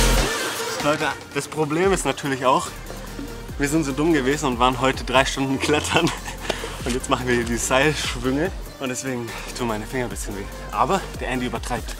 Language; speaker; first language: German; native; German